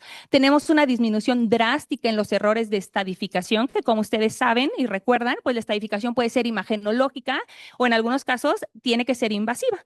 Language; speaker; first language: Spanish; native; Spanish